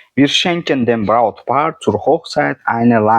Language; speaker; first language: German; non-native, fluent; Uzbek